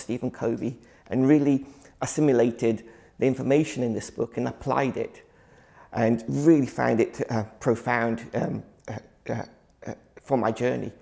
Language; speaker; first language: English; early bilingual, other home language; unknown